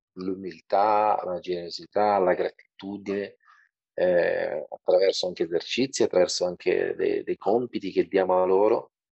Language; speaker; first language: Italian; non-native, fluent; Portuguese